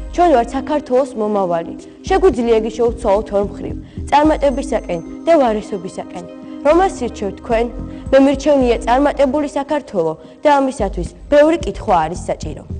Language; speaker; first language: Georgian; non-native, local second language; Svan